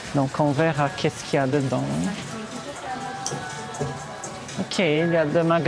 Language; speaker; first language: French; early bilingual, heritage; Portuguese